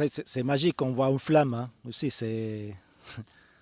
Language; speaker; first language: French; non-native, fluent; Spanish